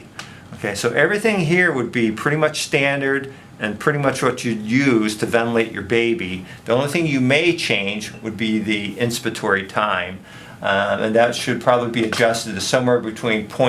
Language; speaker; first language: English; native; English